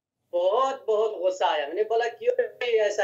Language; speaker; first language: Hindi; non-native, learner; Hazaragi